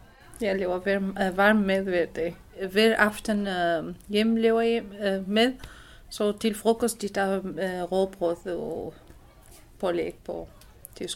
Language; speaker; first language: Danish; non-native, learner; Arabic